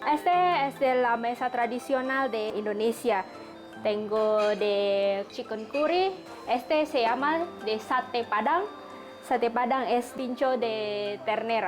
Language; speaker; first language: Spanish; non-native, learner; Indonesian